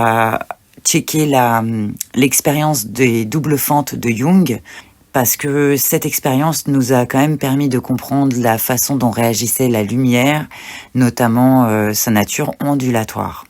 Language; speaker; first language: French; native; French